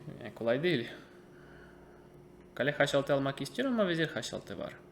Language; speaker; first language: Turkish; non-native, fluent; Russian